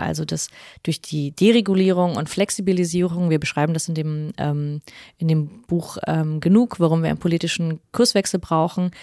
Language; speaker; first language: German; native; German